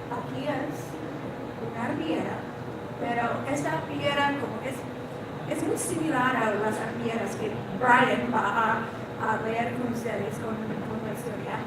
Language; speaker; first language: Spanish; non-native, fluent; English